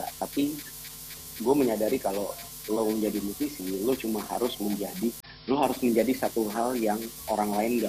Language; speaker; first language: Indonesian; native; Indonesian